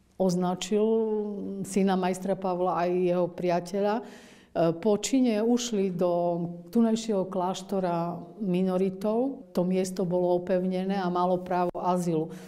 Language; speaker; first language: Slovak; native; Slovak